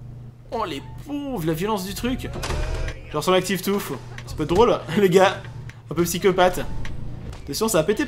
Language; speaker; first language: French; native; French